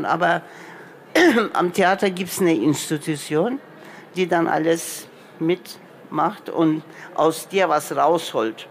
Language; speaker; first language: German; non-native, local second language; Turkish